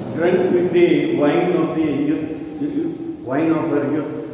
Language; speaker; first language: English; non-native, local second language; Kannada